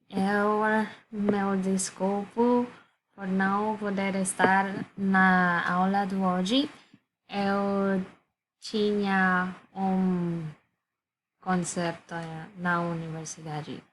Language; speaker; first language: Portuguese; non-native, learner; Spanish